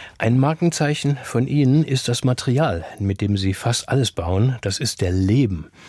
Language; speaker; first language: German; native; German